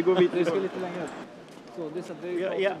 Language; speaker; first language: Swedish; native; Swedish